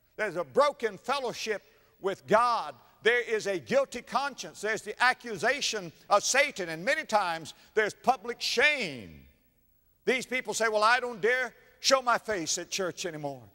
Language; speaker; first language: English; native; English